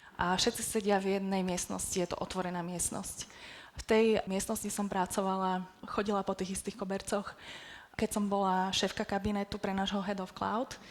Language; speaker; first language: Slovak; native; Slovak